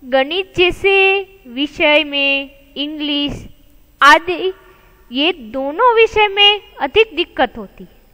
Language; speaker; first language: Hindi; non-native, local second language; Gujarati